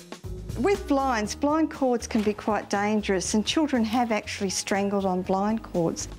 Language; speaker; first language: English; native; English